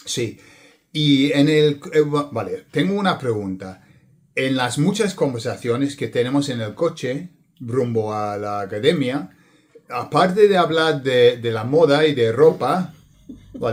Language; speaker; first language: Spanish; non-native, fluent; English